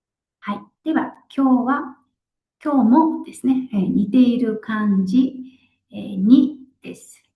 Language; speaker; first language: Japanese; non-native, local second language; Mongolian